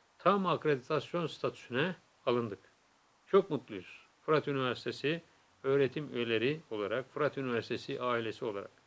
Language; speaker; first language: Turkish; native; Turkish